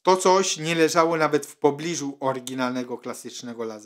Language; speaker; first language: Polish; non-native, fluent; Italian